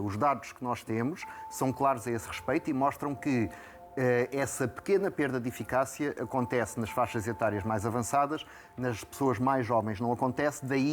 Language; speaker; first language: Portuguese; native; Portuguese